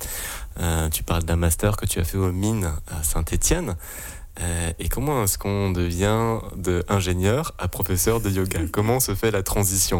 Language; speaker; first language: French; native; French